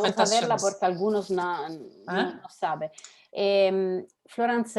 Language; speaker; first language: Spanish; non-native, fluent; Italian